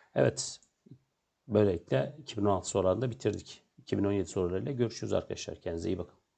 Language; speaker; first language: Turkish; native; Turkish